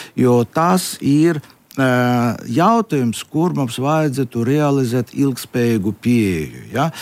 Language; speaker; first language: Latvian; non-native, local second language; Russian